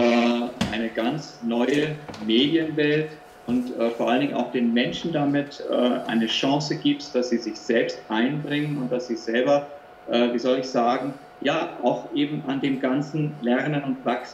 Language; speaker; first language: German; native; German